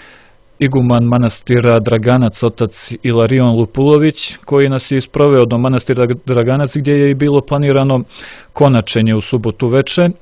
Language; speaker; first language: Croatian; native; Croatian